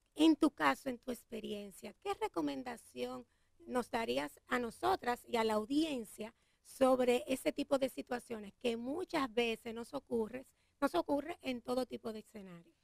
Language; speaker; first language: Spanish; native; Spanish